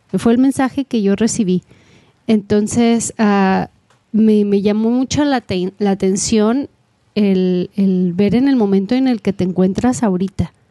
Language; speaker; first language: Spanish; native; Spanish